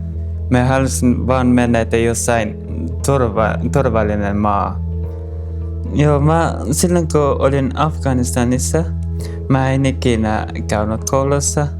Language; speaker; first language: Finnish; non-native, learner; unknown